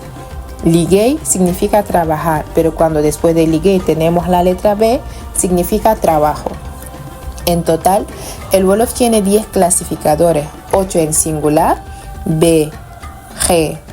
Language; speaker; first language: Spanish; non-native, fluent; Wolof